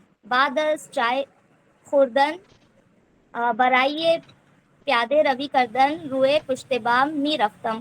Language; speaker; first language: Persian; non-native, learner; Urdu